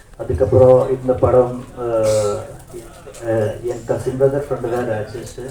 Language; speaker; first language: Tamil; non-native, learner; Malayalam